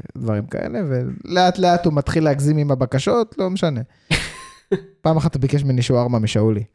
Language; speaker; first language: Hebrew; early bilingual, heritage; Hebrew